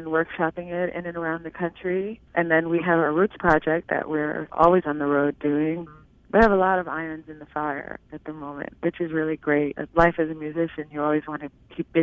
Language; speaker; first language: English; native; English